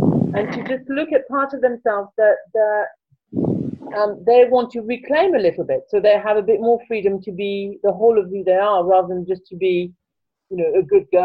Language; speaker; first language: English; non-native, fluent; French